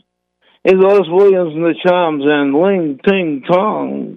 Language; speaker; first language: English; native; English